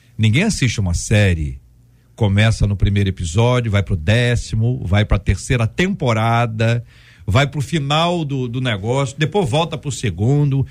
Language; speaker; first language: Portuguese; native; Portuguese